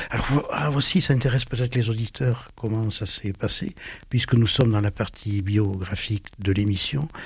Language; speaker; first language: French; early bilingual, other home language; German